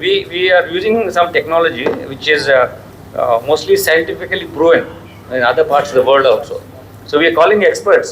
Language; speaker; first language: English; non-native, local second language; Telugu